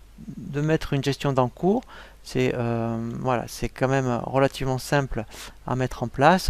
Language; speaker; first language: French; native; French